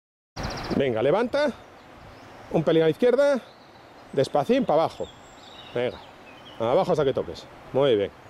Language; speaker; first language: Spanish; native; Spanish